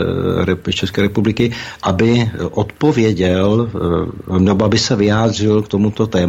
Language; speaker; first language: Czech; native; Czech